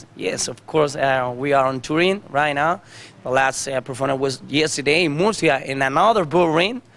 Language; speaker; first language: English; non-native, learner; Spanish